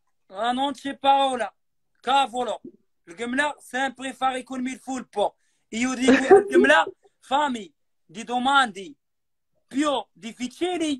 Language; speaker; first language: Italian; non-native, learner; Arabic